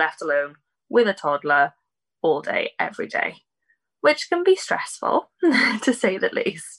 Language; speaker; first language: English; native; English